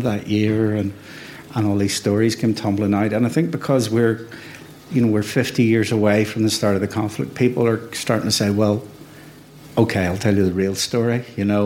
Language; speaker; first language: English; native; English